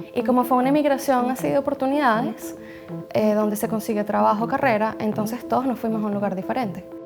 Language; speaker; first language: Spanish; native; Spanish